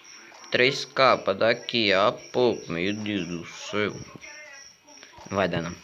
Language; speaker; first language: Portuguese; native; Portuguese